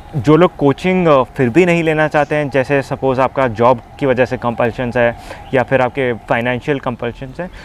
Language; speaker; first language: Hindi; native; Hindi